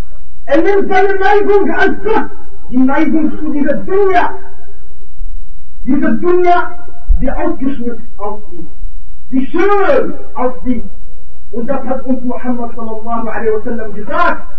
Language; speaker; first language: German; non-native, fluent; Arabic